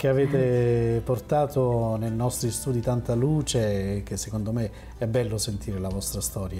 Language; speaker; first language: Italian; native; Italian